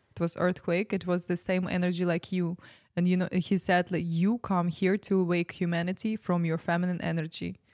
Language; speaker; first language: English; non-native, fluent; Ukrainian